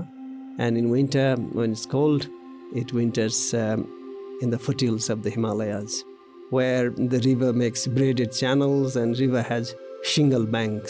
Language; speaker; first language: English; non-native, local second language; Nepali